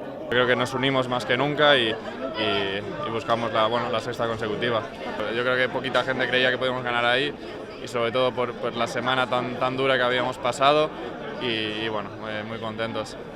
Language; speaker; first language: Spanish; native; Spanish